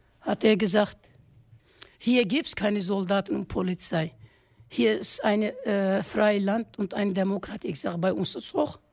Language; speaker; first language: German; non-native, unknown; Kurdish